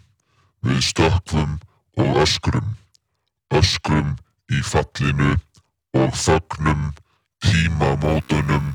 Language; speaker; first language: Icelandic; native; Icelandic